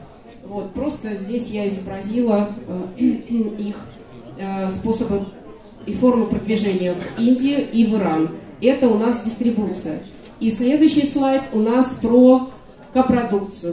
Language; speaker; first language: Russian; native; Russian